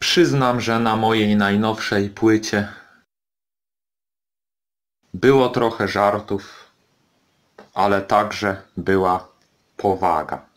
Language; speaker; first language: Polish; native; Polish